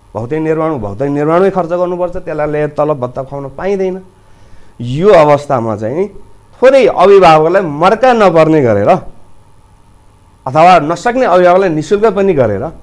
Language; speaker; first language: Nepali; native; Nepali